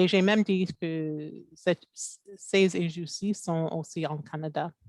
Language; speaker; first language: French; non-native, local second language; English